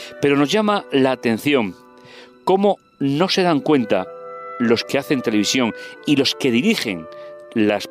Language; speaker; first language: Spanish; native; Spanish